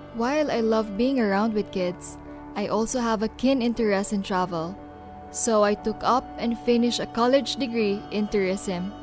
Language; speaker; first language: English; non-native, local second language; Pampanga